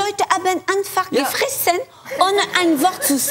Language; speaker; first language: German; non-native, fluent; French